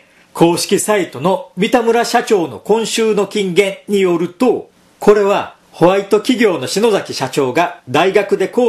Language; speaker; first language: Japanese; native; Japanese